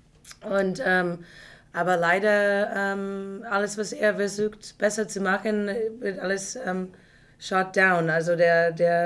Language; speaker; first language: German; non-native, fluent; English